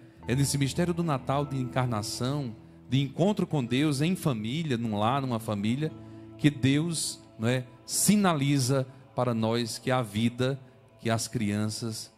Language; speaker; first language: Portuguese; native; Portuguese